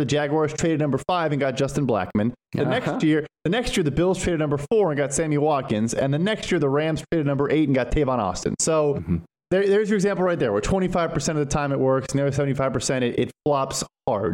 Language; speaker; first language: English; native; English